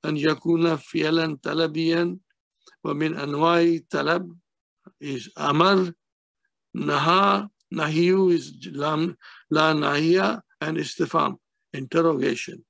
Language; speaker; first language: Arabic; non-native, fluent; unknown